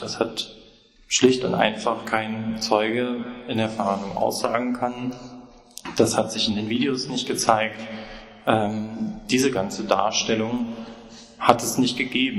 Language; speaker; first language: German; native; German